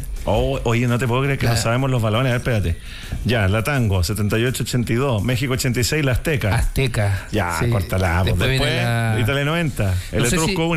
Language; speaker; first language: Spanish; native; Spanish